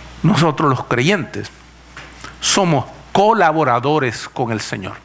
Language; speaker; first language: Spanish; native; Spanish